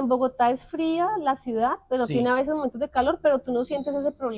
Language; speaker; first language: Spanish; native; Spanish